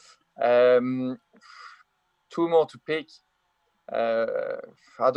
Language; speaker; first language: English; non-native, fluent; French